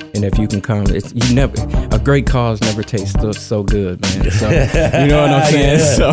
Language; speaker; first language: English; native; English